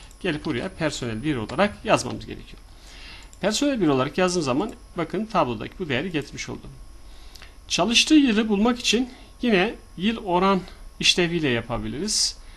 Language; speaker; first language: Turkish; native; Turkish